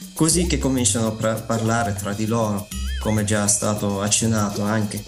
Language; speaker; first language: Italian; non-native, fluent; Dutch